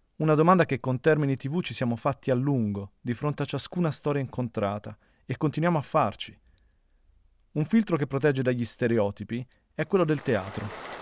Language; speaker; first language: Italian; native; Italian